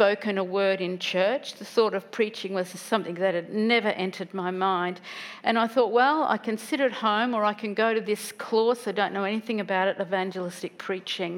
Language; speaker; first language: English; native; English